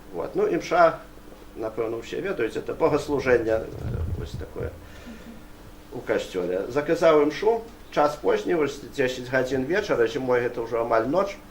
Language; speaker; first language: Belarusian; native; Belarusian